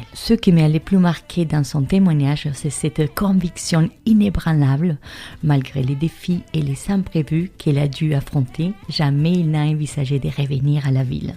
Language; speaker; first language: French; non-native, fluent; Spanish